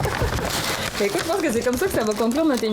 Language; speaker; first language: French; native; French